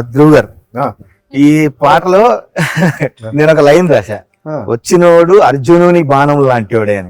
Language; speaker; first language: Telugu; native; Telugu